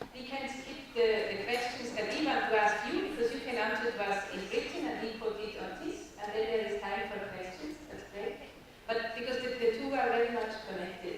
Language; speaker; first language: English; non-native, fluent; German